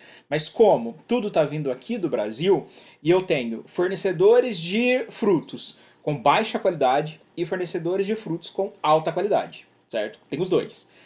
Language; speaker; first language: Portuguese; native; Portuguese